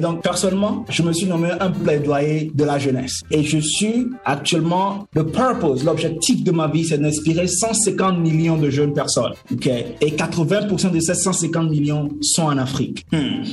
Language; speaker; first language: French; non-native, local second language; Ewe